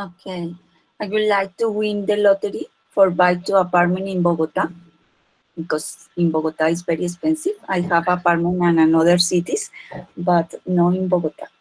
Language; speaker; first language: English; non-native, learner; Spanish